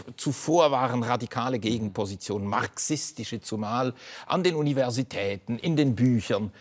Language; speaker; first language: German; native; German